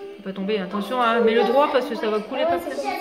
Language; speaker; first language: French; native; French